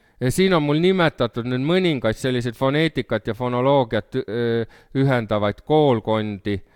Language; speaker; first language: Estonian; native; Estonian